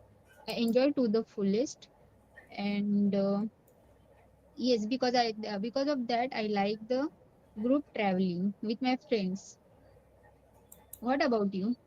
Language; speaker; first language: English; non-native, learner; Marathi